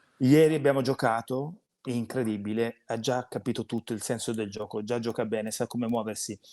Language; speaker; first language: Italian; native; Italian